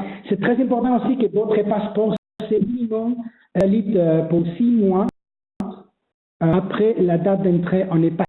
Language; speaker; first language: French; non-native, learner; Spanish